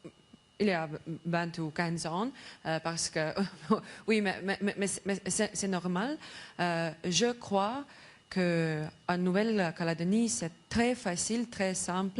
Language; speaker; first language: French; non-native, learner; Estonian